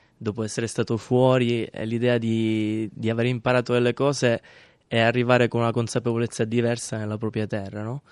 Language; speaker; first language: Italian; native; Italian